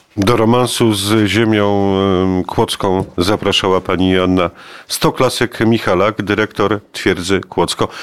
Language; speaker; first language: Polish; native; Polish